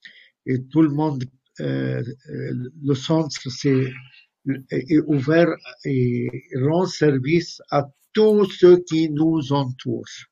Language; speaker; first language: French; non-native, fluent; Arabic